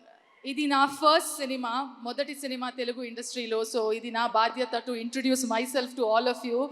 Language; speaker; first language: Telugu; non-native, learner; Kannada